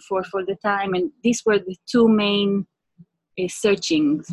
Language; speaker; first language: English; non-native, fluent; Hebrew